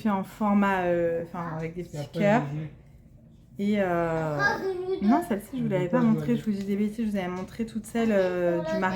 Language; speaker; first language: French; native; French